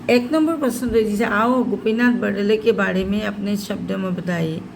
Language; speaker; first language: Hindi; non-native, local second language; Assamese